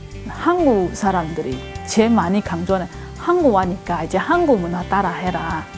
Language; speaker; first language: Korean; non-native, fluent; Indonesian